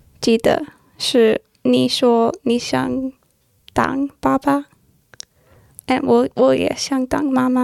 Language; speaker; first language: Chinese; non-native, learner; English